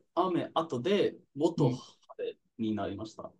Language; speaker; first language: Japanese; non-native, fluent; English